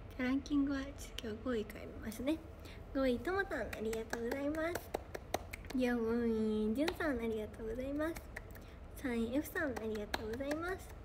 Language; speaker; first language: Japanese; native; Japanese